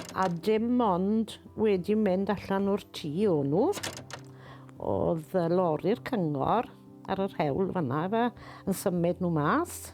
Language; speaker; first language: Welsh; native; Welsh